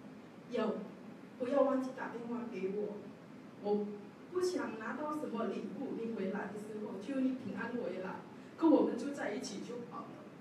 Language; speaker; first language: Chinese; non-native, learner; Javanese